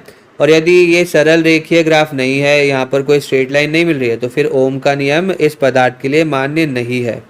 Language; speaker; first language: Hindi; native; Hindi